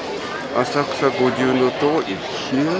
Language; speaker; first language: English; non-native, learner; Japanese